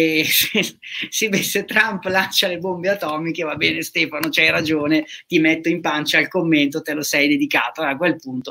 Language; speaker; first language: Italian; native; Italian